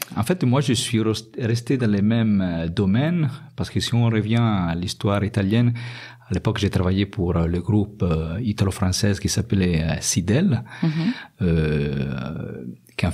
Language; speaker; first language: French; non-native, fluent; Italian